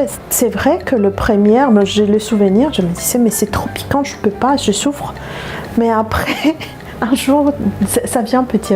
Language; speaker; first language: French; non-native, fluent; Spanish